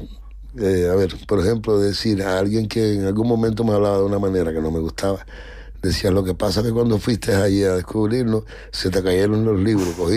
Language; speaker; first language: Spanish; native; Spanish